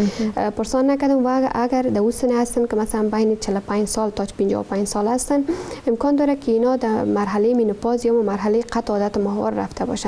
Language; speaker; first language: Persian; native; Persian